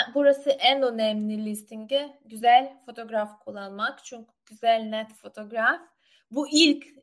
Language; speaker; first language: Turkish; non-native, learner; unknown